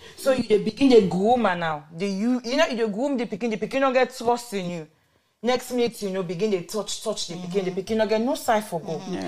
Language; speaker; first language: English; non-native, local second language; Krio